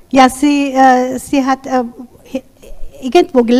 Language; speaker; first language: German; non-native, learner; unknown